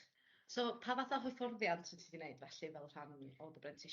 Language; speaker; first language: Welsh; native; Welsh